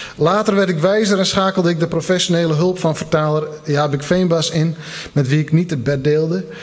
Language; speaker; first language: Dutch; non-native, local second language; Western Frisian